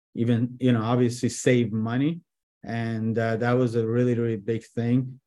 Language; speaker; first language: English; early bilingual, other home language; Persian